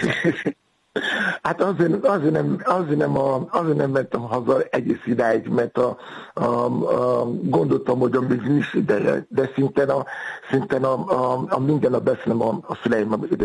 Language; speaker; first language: Hungarian; non-native, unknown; Yoruba